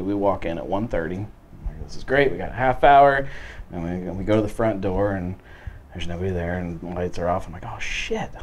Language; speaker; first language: English; native; English